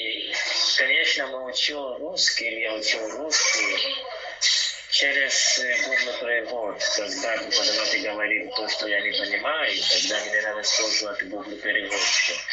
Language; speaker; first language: Russian; non-native, learner; Portuguese